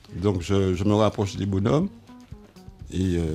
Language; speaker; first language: French; native; French